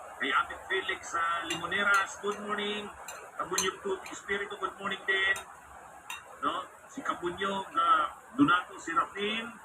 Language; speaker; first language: Filipino; non-native, local second language; Bikol